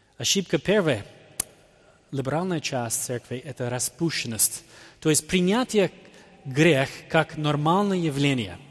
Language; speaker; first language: Russian; non-native, fluent; English